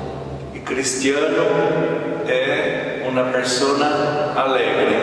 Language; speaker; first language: Italian; non-native, fluent; Portuguese